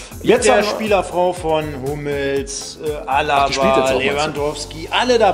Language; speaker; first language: German; native; German